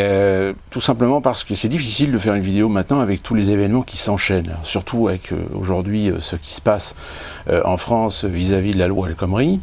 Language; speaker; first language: French; native; French